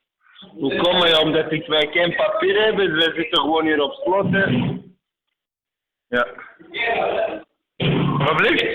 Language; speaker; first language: Dutch; non-native, fluent; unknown